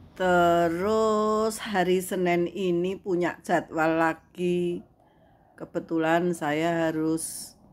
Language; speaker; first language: Indonesian; non-native, local second language; Javanese